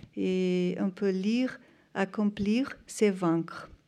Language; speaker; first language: French; non-native, fluent; Portuguese